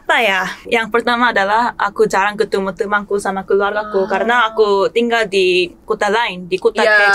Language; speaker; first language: Indonesian; non-native, fluent; Korean